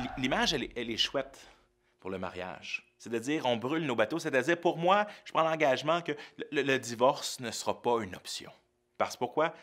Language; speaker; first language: French; native; French